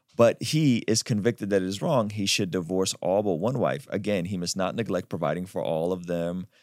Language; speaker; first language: English; early bilingual, other home language; Armenian